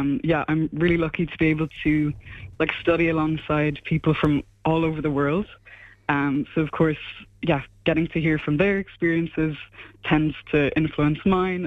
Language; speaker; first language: English; native; English